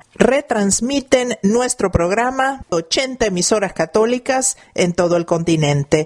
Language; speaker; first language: Spanish; native; Spanish